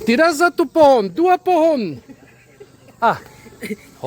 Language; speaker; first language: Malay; non-native, learner; German